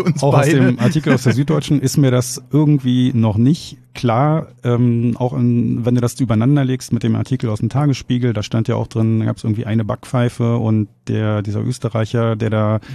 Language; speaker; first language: German; native; German